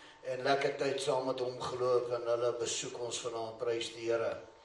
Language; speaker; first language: Afrikaans; native; Afrikaans